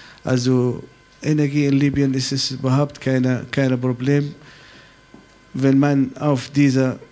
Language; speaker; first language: German; non-native, fluent; Arabic